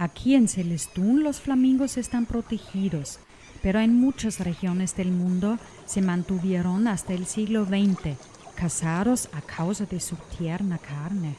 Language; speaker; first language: Spanish; non-native, fluent; German